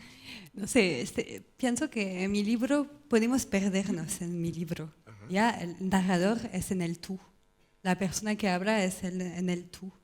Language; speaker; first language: Spanish; non-native, learner; French